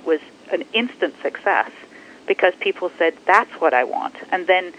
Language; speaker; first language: English; native; English